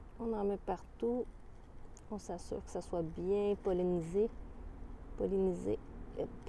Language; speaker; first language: French; native; French